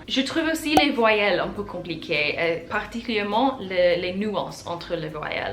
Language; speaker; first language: French; non-native, learner; English